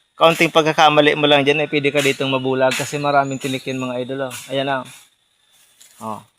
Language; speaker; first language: Filipino; non-native, local second language; Bikol